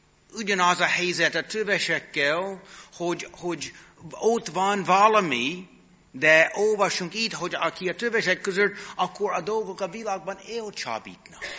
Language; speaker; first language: Hungarian; non-native, fluent; English